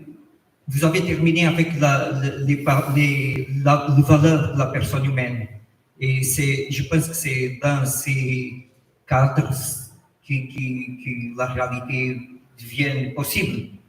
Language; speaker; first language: French; non-native, fluent; Portuguese